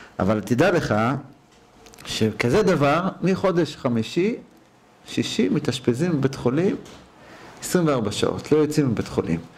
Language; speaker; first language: Hebrew; native; Hebrew